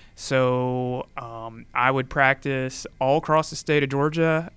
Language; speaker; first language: English; native; English